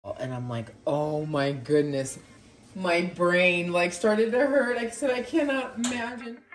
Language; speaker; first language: English; native; English